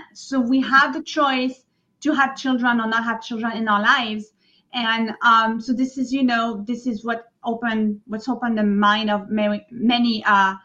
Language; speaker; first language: English; non-native, fluent; French